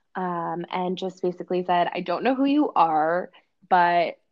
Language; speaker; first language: English; native; English